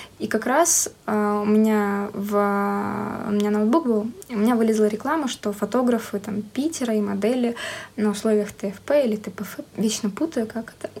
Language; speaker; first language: Russian; native; Russian